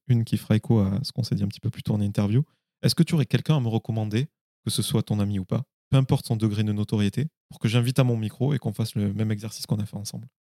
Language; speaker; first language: French; native; French